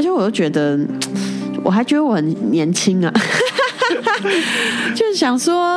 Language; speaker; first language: Chinese; native; Chinese